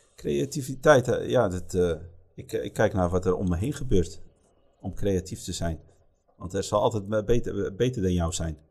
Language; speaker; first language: Dutch; early bilingual, other home language; Riffian